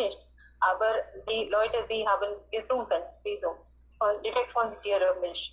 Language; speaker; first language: German; non-native, learner; Hindi